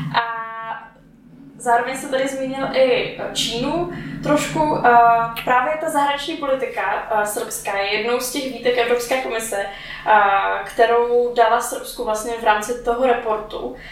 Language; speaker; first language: Czech; native; Czech